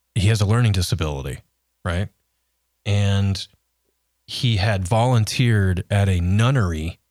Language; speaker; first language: English; native; English